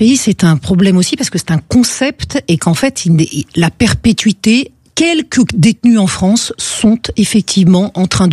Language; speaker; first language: French; native; French